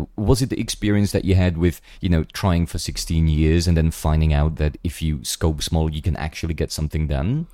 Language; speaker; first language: English; non-native, fluent; Czech